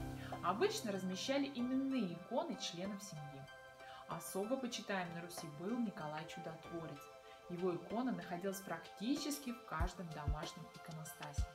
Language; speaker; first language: Russian; native; Russian